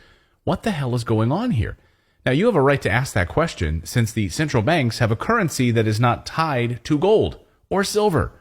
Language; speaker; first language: English; native; English